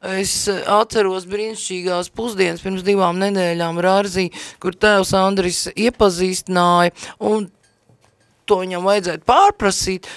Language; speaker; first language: Latvian; native; Latvian